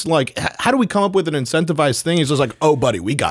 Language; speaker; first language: English; native; English